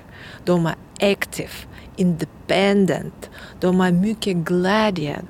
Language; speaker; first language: Swedish; non-native, learner; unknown